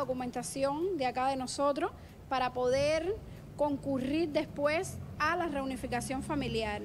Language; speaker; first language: Spanish; native; Spanish